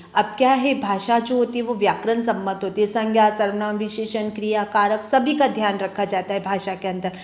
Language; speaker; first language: Hindi; native; Hindi